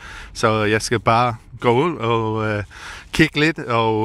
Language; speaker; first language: Danish; non-native, fluent; English